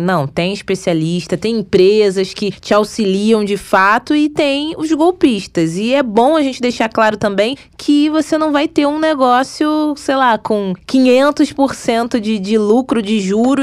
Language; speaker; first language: Portuguese; native; Portuguese